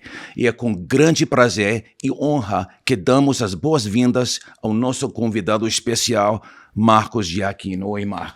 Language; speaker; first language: Portuguese; non-native, fluent; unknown